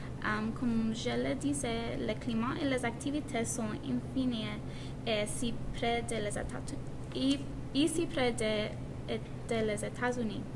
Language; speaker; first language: French; non-native, learner; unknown